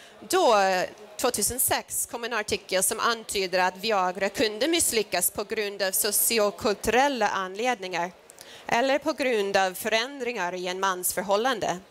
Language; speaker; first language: Swedish; non-native, fluent; English